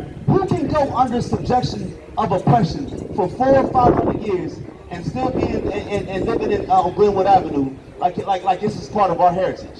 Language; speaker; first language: English; native; English